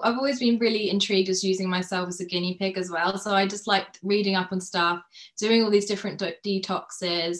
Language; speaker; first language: English; native; English